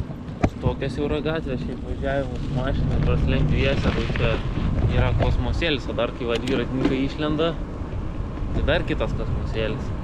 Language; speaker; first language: Lithuanian; native; Lithuanian